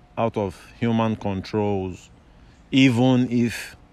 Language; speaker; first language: English; non-native, local second language; Yoruba